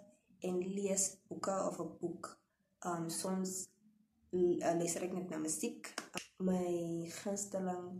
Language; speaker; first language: Afrikaans; non-native, local second language; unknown